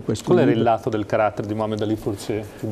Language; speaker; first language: Italian; native; Italian